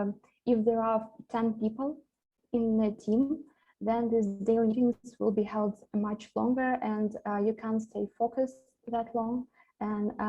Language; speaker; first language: English; non-native, fluent; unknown